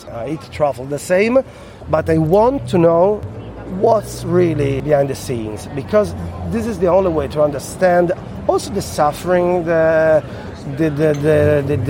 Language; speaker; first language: English; non-native, fluent; Italian